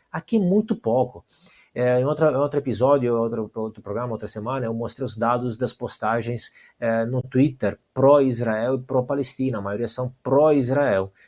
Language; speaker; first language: Portuguese; non-native, fluent; Italian